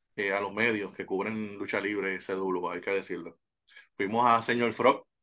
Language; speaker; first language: Spanish; native; Spanish